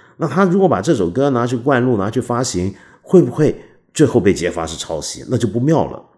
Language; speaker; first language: Chinese; non-native, local second language; Cantonese